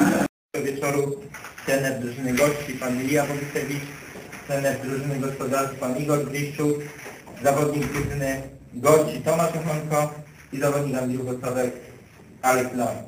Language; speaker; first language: Polish; native; Polish